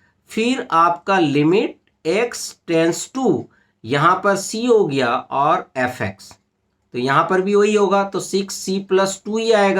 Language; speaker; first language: Hindi; native; Hindi